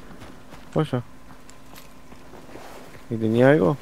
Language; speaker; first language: Spanish; native; Spanish